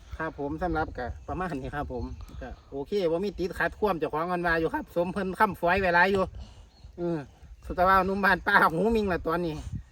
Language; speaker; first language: Thai; native; Thai